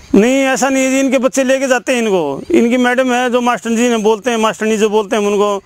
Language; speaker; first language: Hindi; native; Hindi